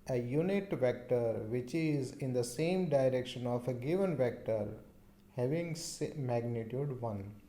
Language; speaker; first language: English; non-native, local second language; Gujarati